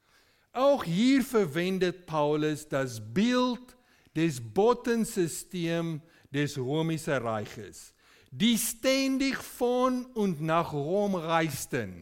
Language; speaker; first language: German; non-native, fluent; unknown